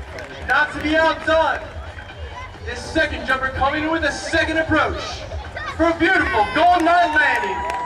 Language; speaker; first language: English; native; English